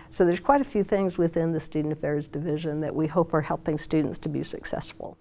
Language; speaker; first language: English; native; English